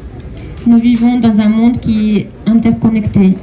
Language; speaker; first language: French; non-native, fluent; Ukrainian